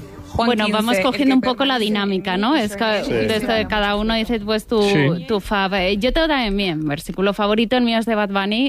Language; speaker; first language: Spanish; native; Spanish